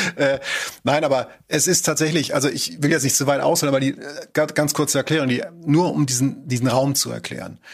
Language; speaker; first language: German; native; German